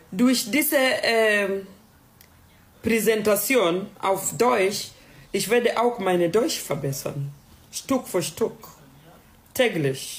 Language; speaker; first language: German; non-native, learner; Swahili